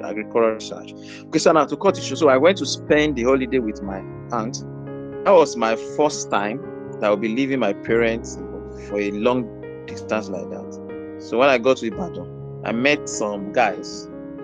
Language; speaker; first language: English; non-native, local second language; Yoruba